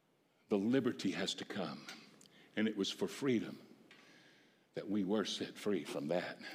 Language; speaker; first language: English; native; English